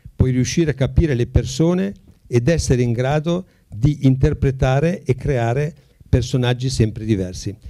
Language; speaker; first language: Italian; native; Italian